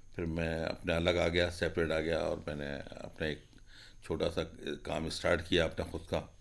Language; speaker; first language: Hindi; native; Hindi